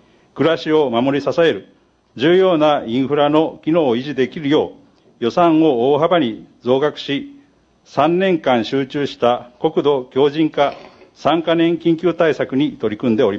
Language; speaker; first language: Japanese; native; Japanese